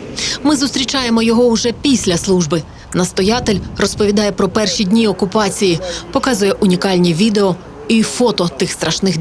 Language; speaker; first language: Ukrainian; native; Ukrainian